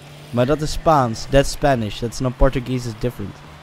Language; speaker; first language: English; non-native, learner; Dutch